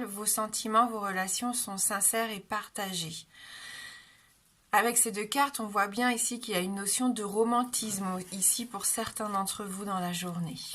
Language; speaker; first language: French; native; French